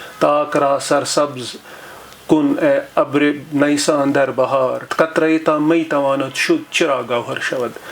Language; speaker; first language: Urdu; non-native, local second language; Kashmiri